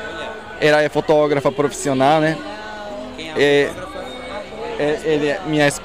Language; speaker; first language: Portuguese; non-native, learner; Japanese